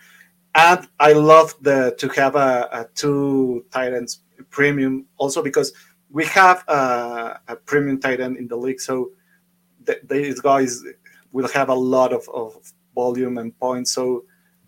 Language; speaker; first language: English; non-native, fluent; Spanish